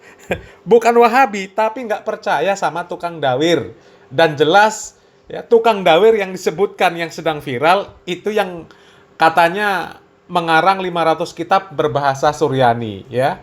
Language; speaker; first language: Indonesian; native; Indonesian